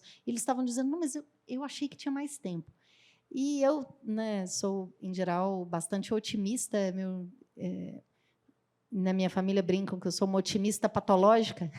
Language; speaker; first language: Portuguese; native; Portuguese